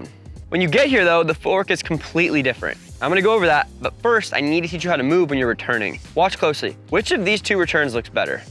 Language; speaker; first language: English; native; English